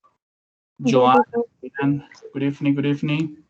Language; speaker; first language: English; non-native, fluent; Spanish